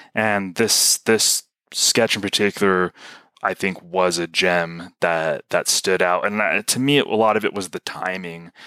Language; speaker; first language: English; native; English